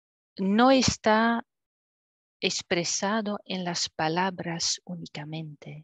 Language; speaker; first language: Spanish; non-native, fluent; French